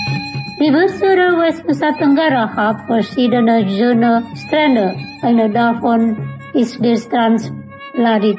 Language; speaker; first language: German; non-native, learner; Indonesian